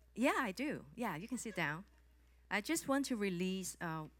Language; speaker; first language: English; non-native, local second language; Cantonese